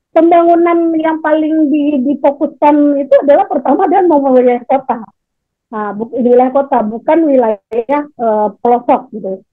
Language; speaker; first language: Indonesian; native; Indonesian